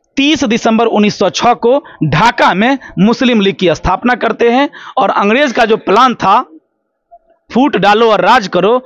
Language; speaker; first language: Hindi; native; Hindi